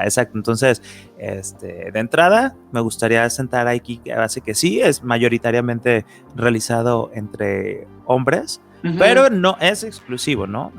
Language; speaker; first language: Spanish; native; Spanish